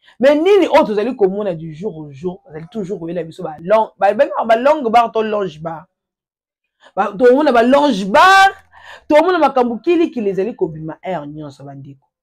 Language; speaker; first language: Lingala; native; Lingala